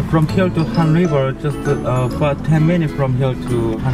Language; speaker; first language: English; non-native, learner; Korean